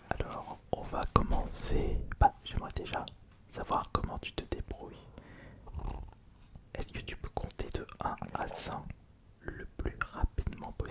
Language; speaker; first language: French; native; French